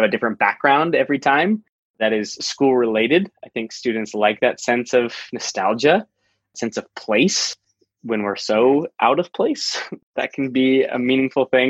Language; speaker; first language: English; native; English